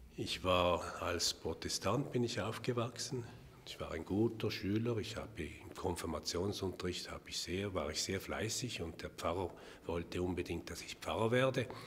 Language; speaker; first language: German; native; German